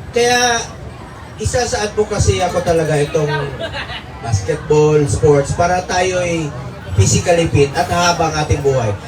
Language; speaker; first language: Filipino; non-native, local second language; Cebuano